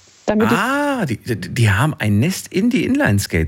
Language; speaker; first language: German; native; German